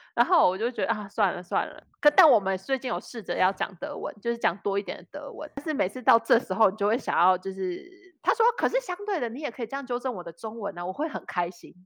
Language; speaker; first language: Chinese; native; Chinese